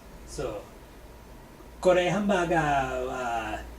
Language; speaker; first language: Japanese; non-native, learner; English